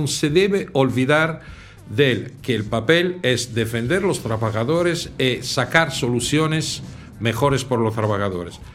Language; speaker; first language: Spanish; non-native, fluent; Italian